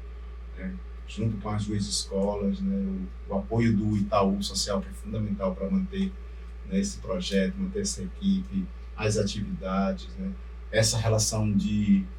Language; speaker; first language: Portuguese; native; Portuguese